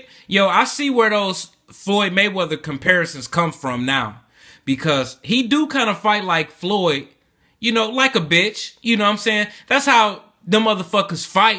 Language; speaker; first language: English; native; English